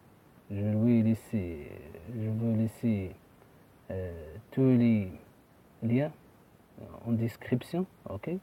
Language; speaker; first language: French; non-native, fluent; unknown